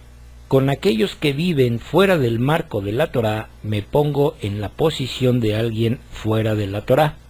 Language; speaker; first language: Spanish; native; Spanish